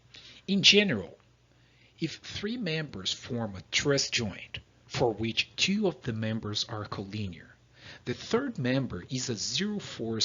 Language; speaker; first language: English; non-native, fluent; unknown